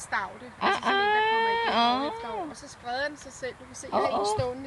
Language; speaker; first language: Danish; native; Danish